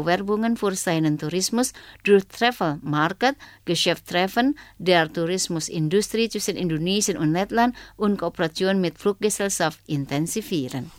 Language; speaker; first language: German; non-native, fluent; Indonesian